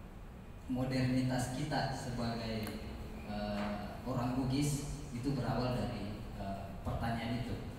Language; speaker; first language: Indonesian; native; Indonesian